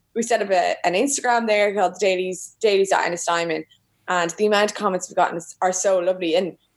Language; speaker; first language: English; native; English